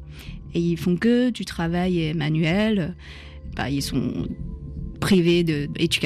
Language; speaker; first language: French; non-native, fluent; Chinese